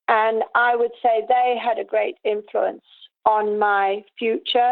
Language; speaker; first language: English; native; English